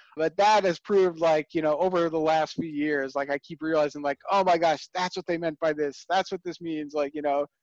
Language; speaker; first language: English; native; English